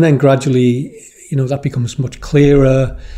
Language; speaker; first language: English; native; English